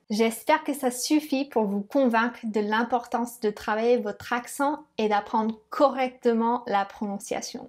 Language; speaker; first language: French; non-native, fluent; English